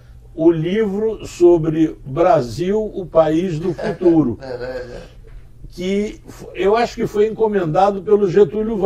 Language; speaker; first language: Portuguese; early bilingual, other home language; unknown